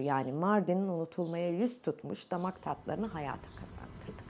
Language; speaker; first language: Turkish; native; Turkish